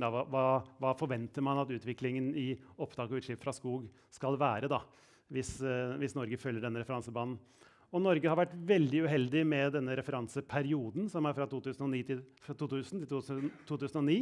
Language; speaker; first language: Norwegian; native; Norwegian